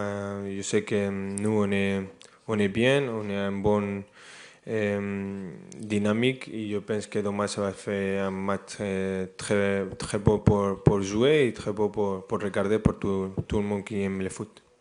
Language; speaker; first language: French; non-native, fluent; Spanish